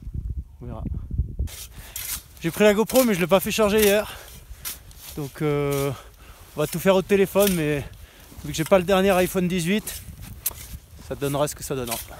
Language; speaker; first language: French; native; French